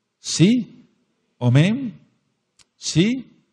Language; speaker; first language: Spanish; native; Spanish